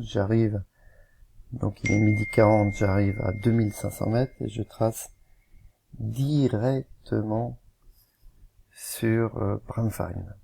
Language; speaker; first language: French; native; French